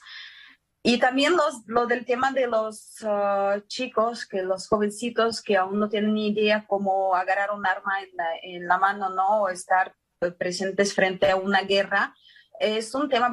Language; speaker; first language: Spanish; early bilingual, heritage; Russian